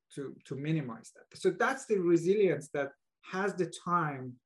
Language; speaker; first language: English; non-native, fluent; Persian